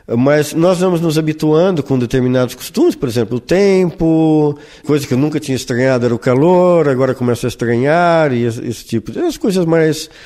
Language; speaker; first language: Portuguese; native; Portuguese